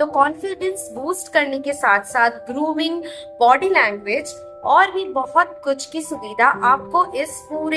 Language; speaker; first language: Hindi; non-native, local second language; Bangla